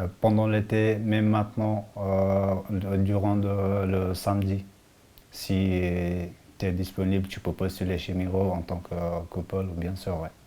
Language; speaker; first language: French; non-native, fluent; Persian